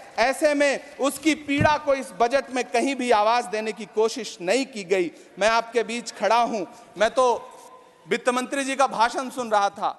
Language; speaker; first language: Hindi; native; Hindi